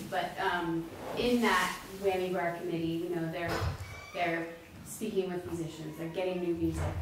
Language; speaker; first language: English; native; English